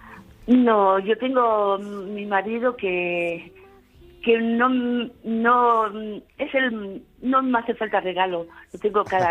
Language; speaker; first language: Spanish; native; Spanish